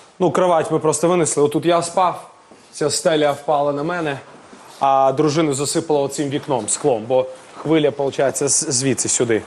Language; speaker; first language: Ukrainian; non-native, local second language; Russian